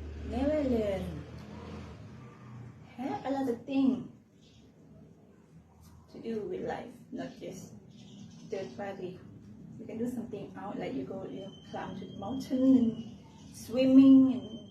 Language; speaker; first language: English; non-native, learner; Thai